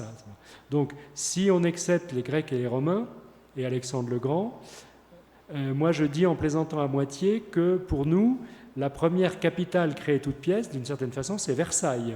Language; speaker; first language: French; native; French